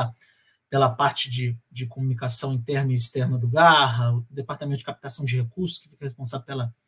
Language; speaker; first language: Portuguese; native; Portuguese